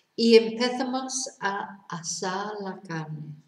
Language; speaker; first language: Spanish; non-native, fluent; English